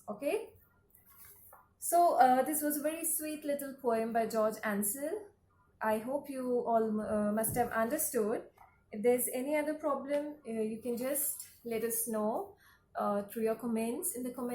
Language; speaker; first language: English; non-native, local second language; Hindi